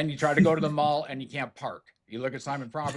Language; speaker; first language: English; native; English